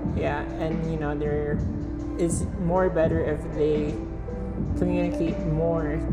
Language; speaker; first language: English; early bilingual, other home language; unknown